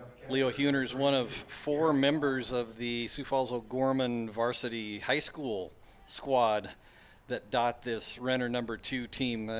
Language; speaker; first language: English; native; English